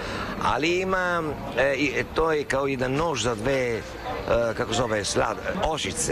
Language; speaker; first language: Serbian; non-native, learner; Italian